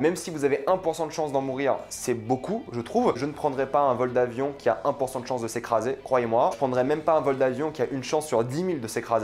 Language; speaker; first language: French; native; French